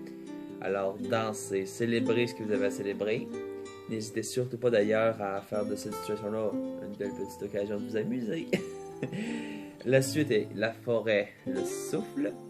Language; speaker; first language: French; native; French